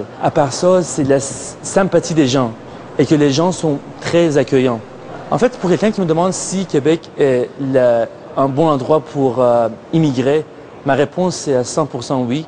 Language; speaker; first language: French; non-native, fluent; Persian